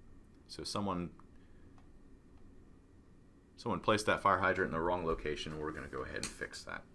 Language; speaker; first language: English; native; English